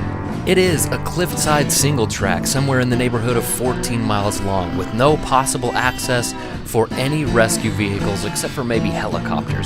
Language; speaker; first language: English; native; English